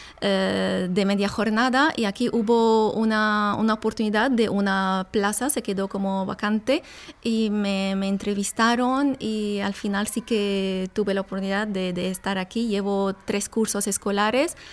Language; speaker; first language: Spanish; non-native, fluent; Arabic